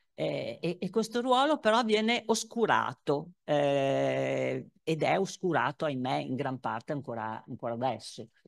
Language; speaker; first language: Italian; native; Italian